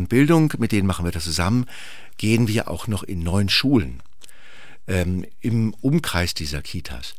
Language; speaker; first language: German; native; German